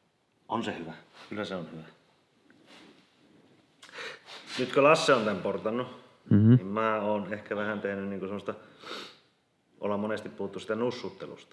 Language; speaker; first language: Finnish; native; Finnish